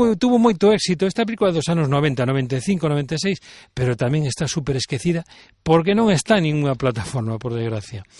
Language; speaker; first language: Galician; native; Galician